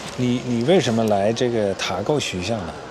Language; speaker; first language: Chinese; non-native, fluent; Dutch